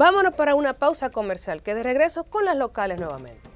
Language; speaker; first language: Spanish; native; Spanish